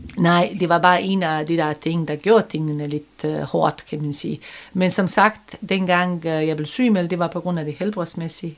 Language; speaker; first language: Danish; non-native, fluent; Bosnian